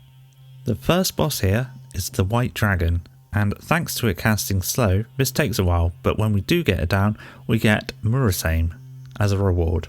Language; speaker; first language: English; native; English